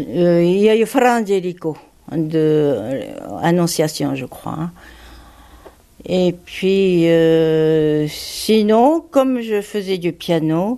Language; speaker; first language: French; non-native, fluent; Japanese